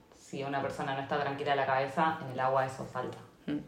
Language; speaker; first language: Spanish; native; Spanish